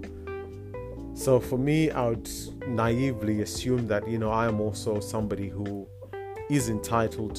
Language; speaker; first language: English; non-native, local second language; Shona